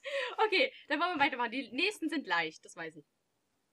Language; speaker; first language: German; native; German